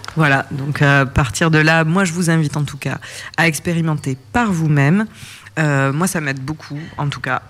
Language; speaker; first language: French; native; French